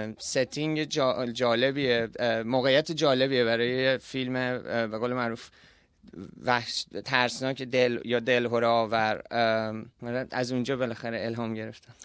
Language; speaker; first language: Persian; native; Persian